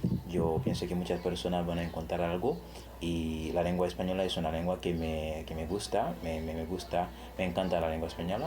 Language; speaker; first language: Spanish; non-native, fluent; Haitian Creole